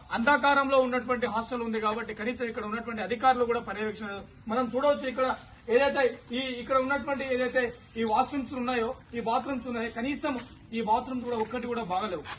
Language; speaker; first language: Telugu; non-native, local second language; Lambadi